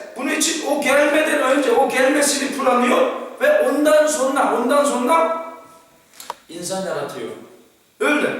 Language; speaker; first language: Turkish; non-native, fluent; Korean